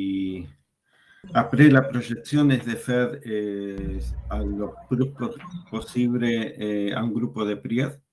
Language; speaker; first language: French; non-native, learner; Spanish